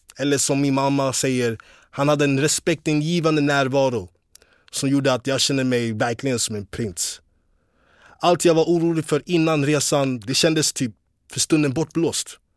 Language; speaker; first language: Swedish; early bilingual, other home language; English